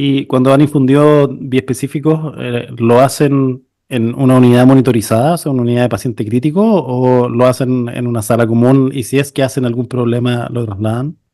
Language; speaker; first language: Spanish; native; Spanish